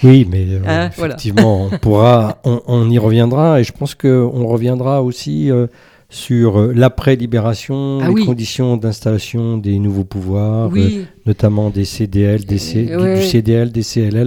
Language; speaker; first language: French; native; French